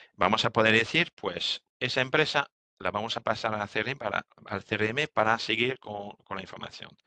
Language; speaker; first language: Spanish; non-native, fluent; French